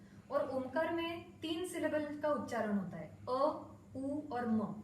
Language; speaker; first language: Hindi; non-native, local second language; Marathi